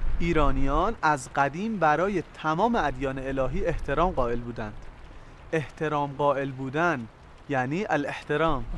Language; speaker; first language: Persian; native; Persian